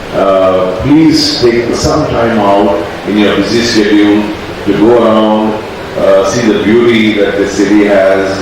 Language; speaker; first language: English; non-native, local second language; Kannada